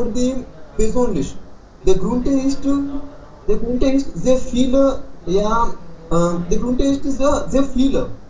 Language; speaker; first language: German; non-native, learner; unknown